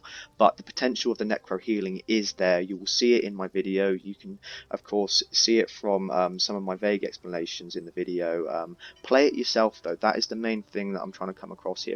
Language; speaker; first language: English; native; English